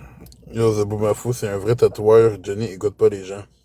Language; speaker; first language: French; native; French